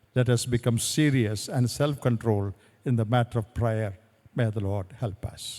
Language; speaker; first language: English; non-native, local second language; Malayalam